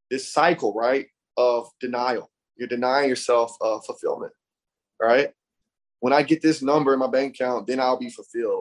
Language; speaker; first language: English; native; English